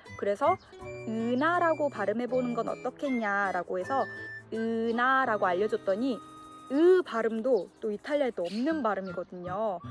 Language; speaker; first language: Korean; early bilingual, heritage; Korean